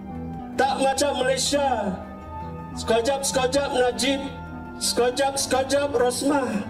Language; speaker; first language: Malay; native; Malay